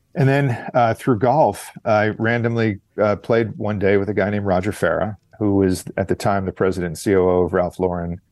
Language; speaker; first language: English; native; English